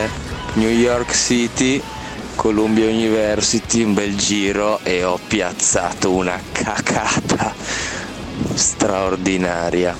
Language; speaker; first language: Italian; native; Italian